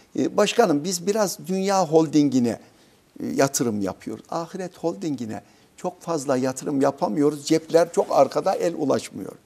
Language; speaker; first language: Turkish; native; Turkish